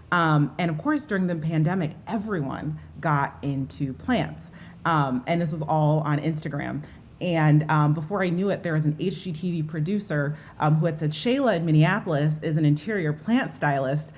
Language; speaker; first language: English; early bilingual, other home language; Yoruba